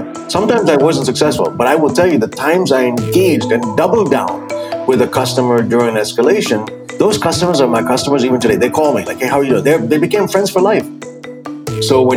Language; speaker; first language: English; non-native, local second language; Malayalam